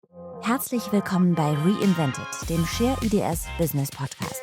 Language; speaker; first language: German; native; German